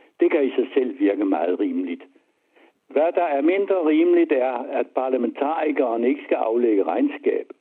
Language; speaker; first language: Danish; native; Danish